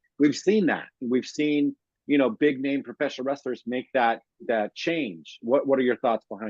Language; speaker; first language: English; native; English